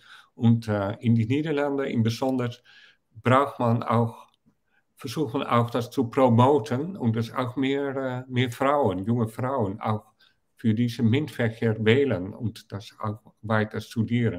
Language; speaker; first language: German; non-native, fluent; Dutch